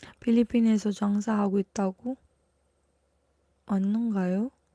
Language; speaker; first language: Korean; non-native, learner; Filipino